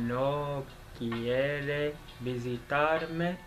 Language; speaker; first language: Spanish; non-native, learner; English